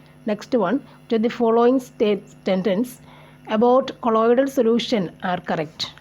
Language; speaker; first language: English; non-native, local second language; Malayalam